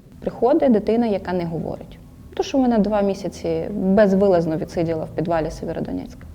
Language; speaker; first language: Ukrainian; native; Ukrainian